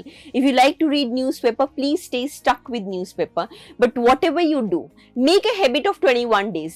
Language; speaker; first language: English; non-native, local second language; Hindi